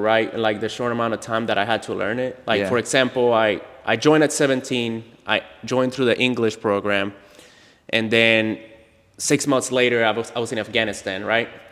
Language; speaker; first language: English; non-native, fluent; Spanish